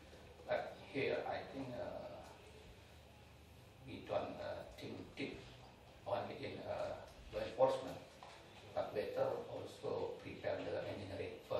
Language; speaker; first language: English; non-native, learner; Indonesian